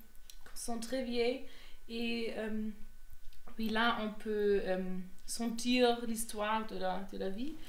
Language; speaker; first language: French; non-native, fluent; German